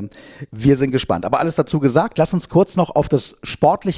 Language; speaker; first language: German; native; German